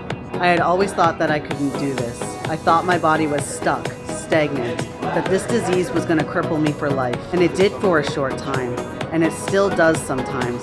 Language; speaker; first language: English; native; English